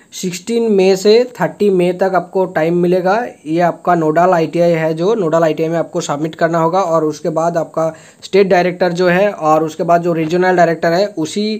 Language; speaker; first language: Hindi; non-native, local second language; Bangla